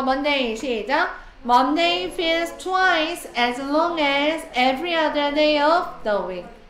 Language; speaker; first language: English; non-native, fluent; Korean